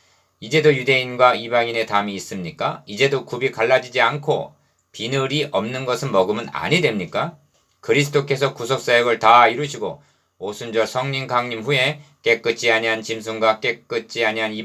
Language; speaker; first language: Korean; native; Korean